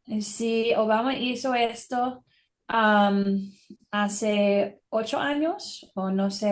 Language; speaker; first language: Spanish; non-native, learner; English